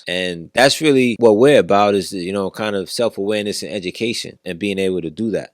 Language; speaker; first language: English; native; English